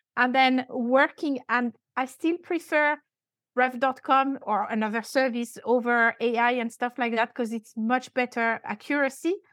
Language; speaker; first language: English; non-native, fluent; French